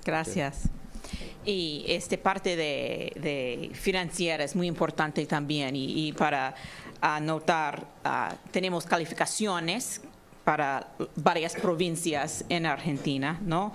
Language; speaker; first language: Spanish; non-native, fluent; English